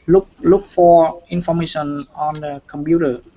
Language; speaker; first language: English; non-native, learner; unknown